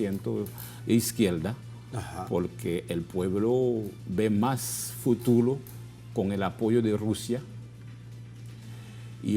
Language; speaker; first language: Spanish; non-native, fluent; Haitian Creole